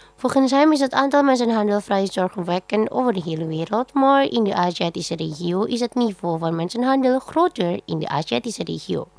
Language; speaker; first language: Dutch; non-native, fluent; Indonesian